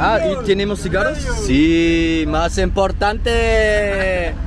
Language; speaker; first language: Spanish; non-native, learner; German